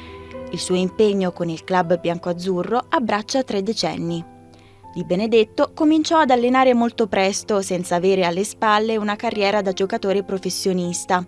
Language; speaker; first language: Italian; native; Italian